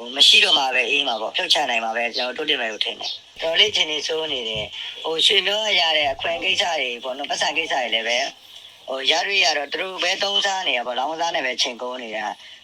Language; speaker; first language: Burmese; native; Burmese